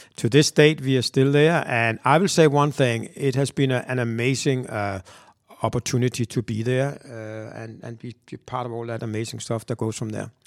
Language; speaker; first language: English; non-native, fluent; Danish